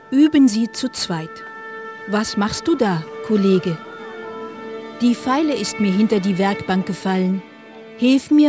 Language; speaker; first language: German; native; German